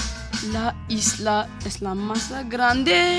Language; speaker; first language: Spanish; non-native, learner; French